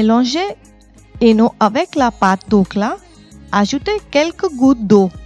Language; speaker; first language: French; non-native, fluent; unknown